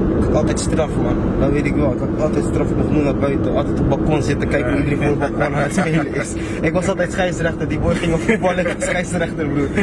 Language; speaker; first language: Dutch; early bilingual, other home language; Papiamento